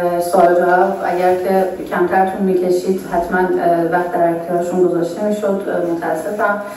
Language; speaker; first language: Persian; non-native, local second language; Azerbaijani